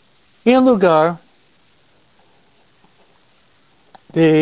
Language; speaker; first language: Spanish; non-native, fluent; English